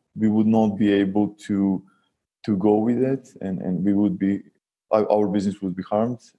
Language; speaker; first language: English; non-native, fluent; Serbian